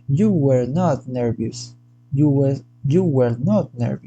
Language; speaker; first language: English; non-native, fluent; Spanish